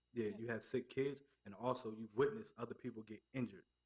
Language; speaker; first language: English; native; English